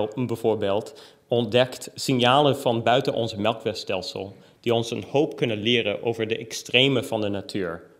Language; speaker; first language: Dutch; non-native, fluent; English